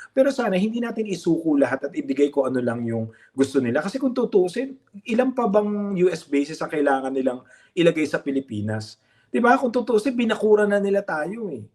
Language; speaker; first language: Filipino; native; Filipino